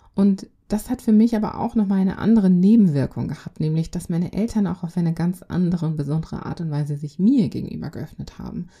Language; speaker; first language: German; native; German